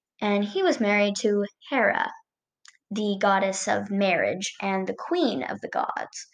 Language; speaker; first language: English; native; English